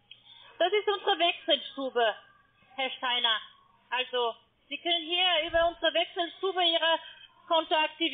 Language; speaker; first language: German; non-native, learner; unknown